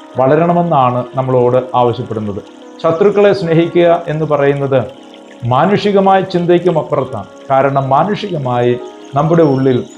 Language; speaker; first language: Malayalam; native; Malayalam